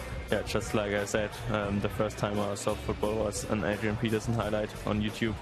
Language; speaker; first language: English; non-native, fluent; German